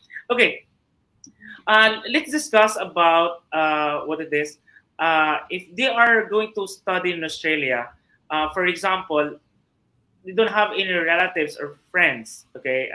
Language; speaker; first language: English; non-native, local second language; Filipino